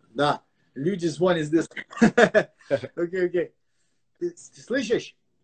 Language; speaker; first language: Russian; non-native, learner; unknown